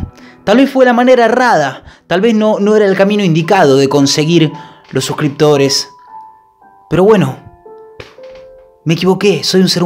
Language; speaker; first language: Spanish; native; Spanish